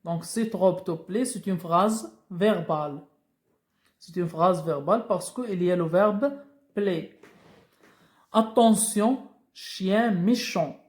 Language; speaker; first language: French; non-native, local second language; Arabic